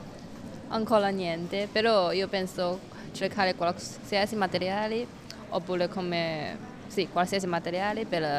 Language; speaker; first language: Italian; non-native, learner; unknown